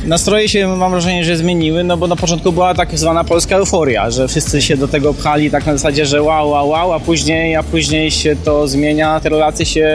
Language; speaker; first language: Polish; native; Polish